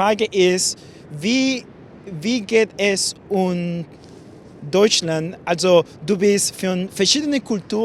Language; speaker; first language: German; non-native, learner; English